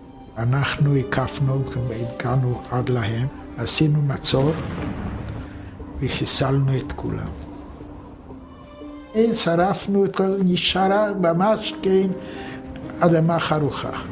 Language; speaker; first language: Hebrew; non-native, fluent; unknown